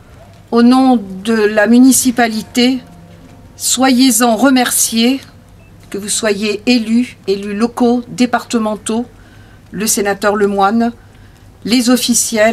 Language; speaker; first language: French; native; French